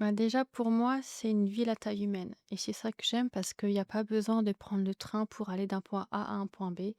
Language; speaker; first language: French; native; French